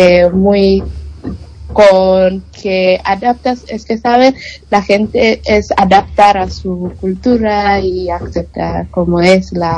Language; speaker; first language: Spanish; non-native, fluent; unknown